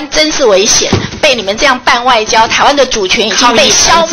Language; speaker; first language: Chinese; native; Chinese